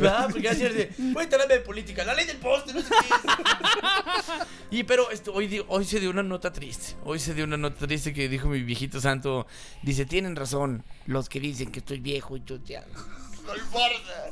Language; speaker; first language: Spanish; native; Spanish